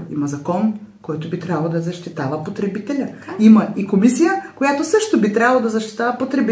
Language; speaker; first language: Bulgarian; native; Bulgarian